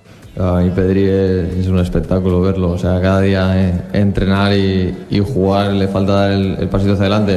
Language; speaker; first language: Spanish; native; Spanish